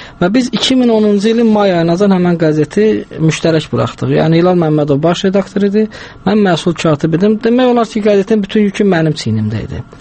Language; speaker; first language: Azerbaijani; non-native, local second language; Talysh